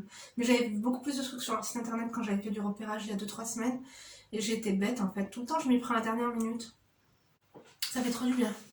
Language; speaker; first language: French; native; French